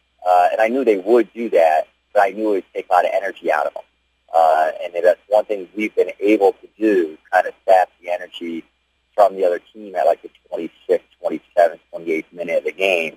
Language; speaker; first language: English; native; English